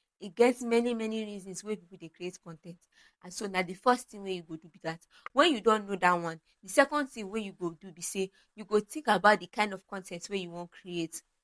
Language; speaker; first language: Nigerian Pidgin; non-native, local second language; Yoruba